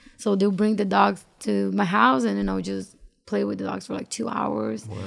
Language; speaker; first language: English; non-native, fluent; Portuguese